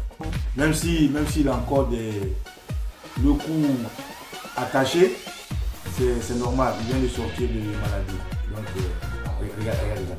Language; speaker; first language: French; native; French